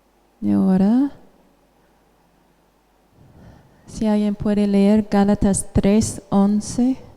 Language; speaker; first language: Spanish; non-native, fluent; English